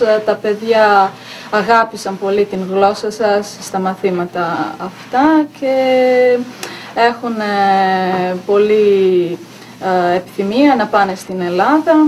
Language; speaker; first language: Greek; non-native, fluent; Bosnian